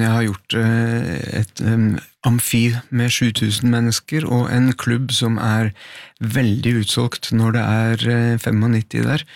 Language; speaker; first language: Norwegian; native; Norwegian